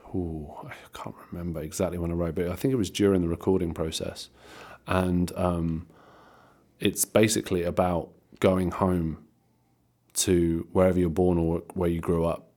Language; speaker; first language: English; native; English